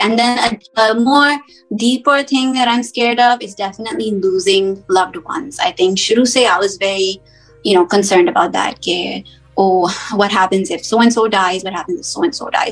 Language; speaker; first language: English; early bilingual, other home language; Hindi